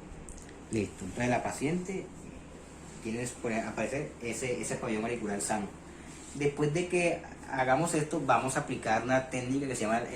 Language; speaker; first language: Spanish; native; Spanish